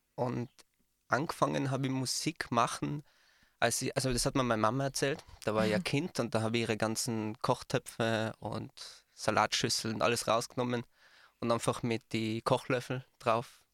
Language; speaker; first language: German; native; German